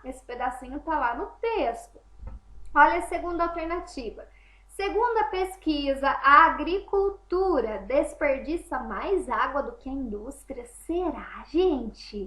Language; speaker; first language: Portuguese; native; Portuguese